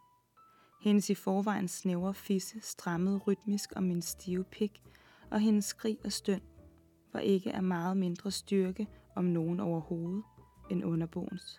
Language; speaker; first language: Danish; native; Danish